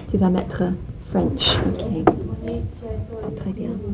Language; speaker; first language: French; non-native, fluent; English